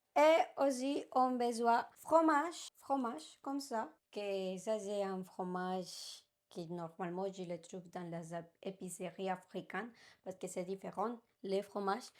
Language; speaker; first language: French; non-native, learner; Spanish